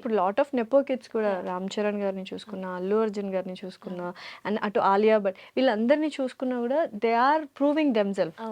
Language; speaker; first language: Telugu; native; Telugu